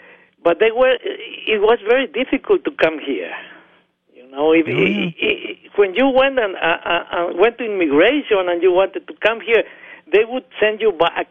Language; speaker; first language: English; non-native, learner; Spanish